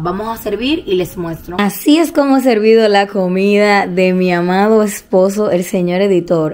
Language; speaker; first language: Spanish; native; Spanish